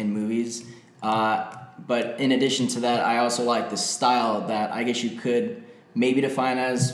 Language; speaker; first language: English; native; English